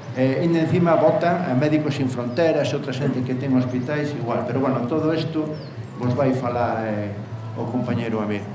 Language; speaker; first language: Galician; non-native, local second language; Spanish